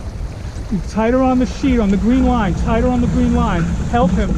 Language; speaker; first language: English; native; English